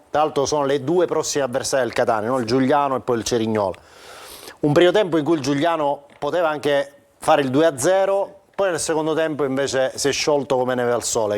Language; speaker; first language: Italian; native; Italian